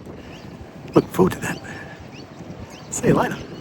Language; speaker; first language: English; native; English